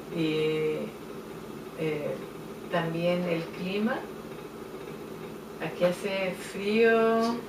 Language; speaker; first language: Spanish; native; Spanish